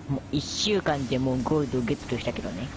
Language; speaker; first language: Japanese; native; Japanese